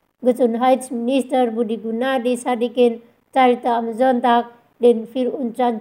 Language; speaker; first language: German; non-native, fluent; Indonesian